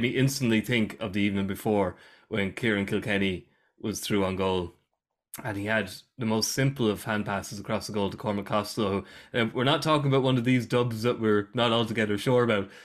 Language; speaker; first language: English; native; English